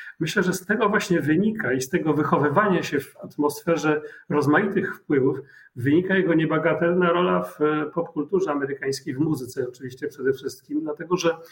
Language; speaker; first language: Polish; native; Polish